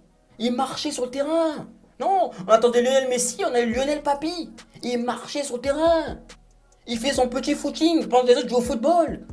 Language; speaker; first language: French; native; French